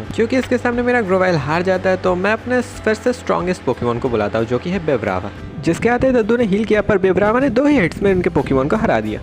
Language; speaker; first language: Hindi; native; Hindi